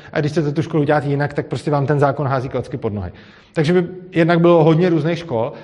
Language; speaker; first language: Czech; native; Czech